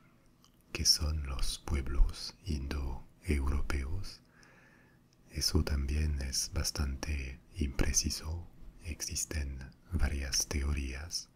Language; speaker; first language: Spanish; non-native, fluent; French